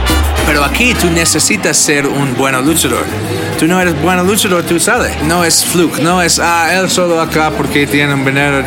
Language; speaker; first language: Spanish; non-native, learner; English